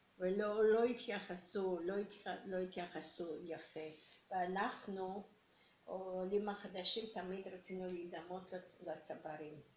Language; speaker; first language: Hebrew; early bilingual, other home language; Romanian